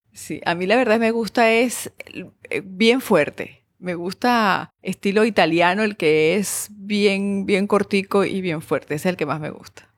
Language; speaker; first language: Spanish; native; Spanish